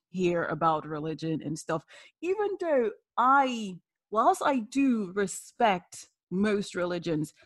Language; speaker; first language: English; non-native, local second language; Yoruba